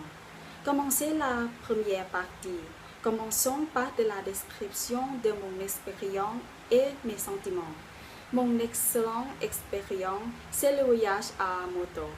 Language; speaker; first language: French; non-native, learner; Thai